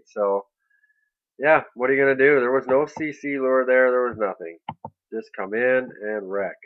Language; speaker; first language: English; native; English